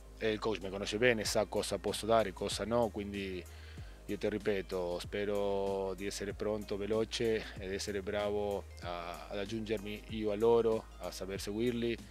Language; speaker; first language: Italian; non-native, fluent; Spanish